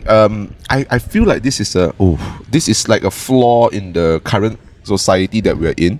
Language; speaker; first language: English; non-native, local second language; Cantonese